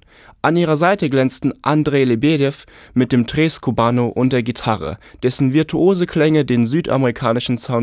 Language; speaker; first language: German; native; German